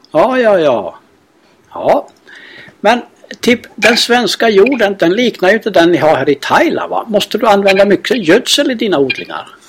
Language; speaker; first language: Swedish; native; Swedish